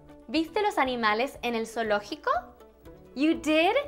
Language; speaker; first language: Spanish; early bilingual, heritage; Spanish